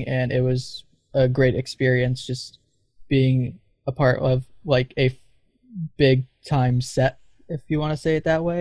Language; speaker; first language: English; native; English